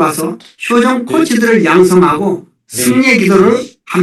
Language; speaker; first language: Korean; native; Korean